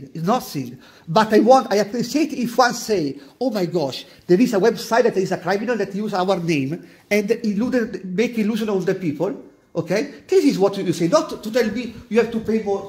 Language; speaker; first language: English; non-native, learner; Italian